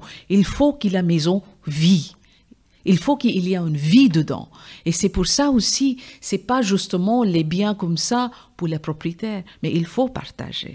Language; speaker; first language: French; non-native, fluent; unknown